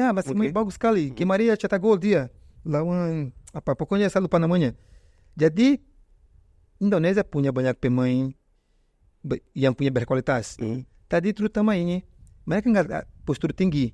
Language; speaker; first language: Indonesian; non-native, fluent; Portuguese